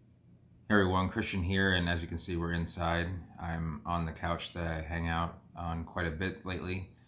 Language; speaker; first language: English; native; English